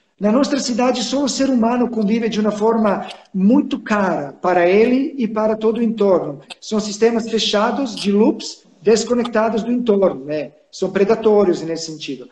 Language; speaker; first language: Portuguese; non-native, fluent; Croatian